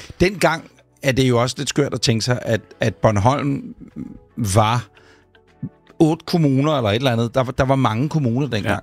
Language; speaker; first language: Danish; native; Danish